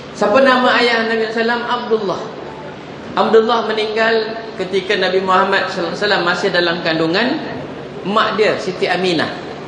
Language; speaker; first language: Malay; non-native, local second language; Javanese